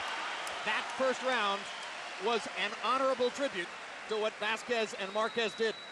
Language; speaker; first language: English; native; English